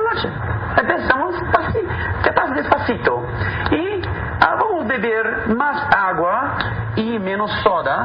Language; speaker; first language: Spanish; non-native, fluent; Portuguese